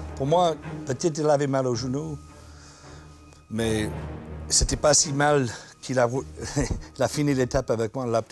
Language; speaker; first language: French; non-native, fluent; English